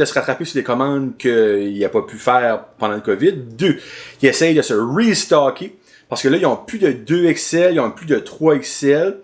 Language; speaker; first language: French; native; French